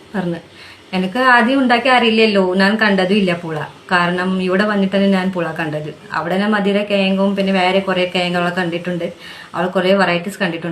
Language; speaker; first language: Malayalam; non-native, local second language; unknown